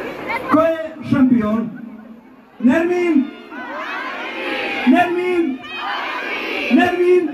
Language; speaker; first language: Bosnian; native; Bosnian